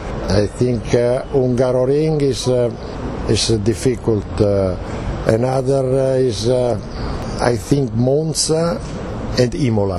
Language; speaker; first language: English; non-native, learner; Italian